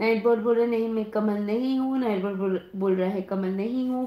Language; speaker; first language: Hindi; non-native, local second language; Bangla